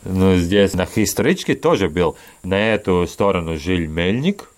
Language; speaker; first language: Russian; non-native, local second language; Latvian